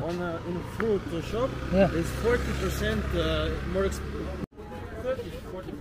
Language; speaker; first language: English; non-native, learner; Hindi